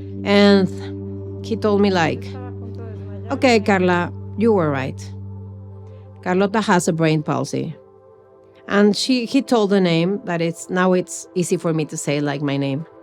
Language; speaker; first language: English; non-native, fluent; Spanish